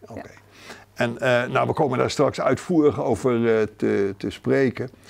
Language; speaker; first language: Dutch; native; Dutch